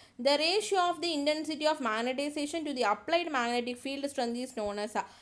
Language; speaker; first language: English; non-native, local second language; Tamil